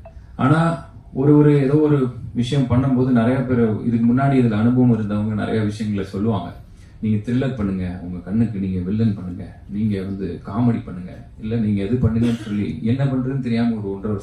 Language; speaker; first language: Tamil; native; Tamil